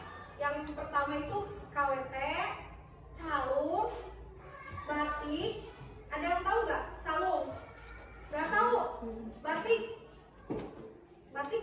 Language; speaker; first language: Indonesian; native; Indonesian